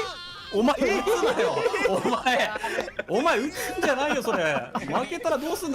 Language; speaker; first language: Japanese; native; Japanese